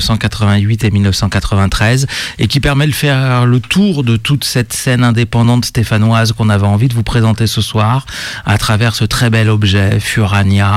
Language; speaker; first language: French; native; French